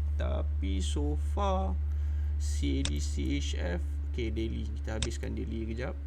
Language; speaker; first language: Malay; native; Malay